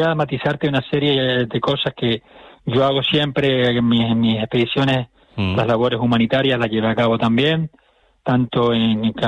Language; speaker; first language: Spanish; native; Spanish